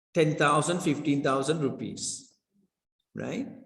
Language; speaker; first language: English; non-native, local second language; Sinhala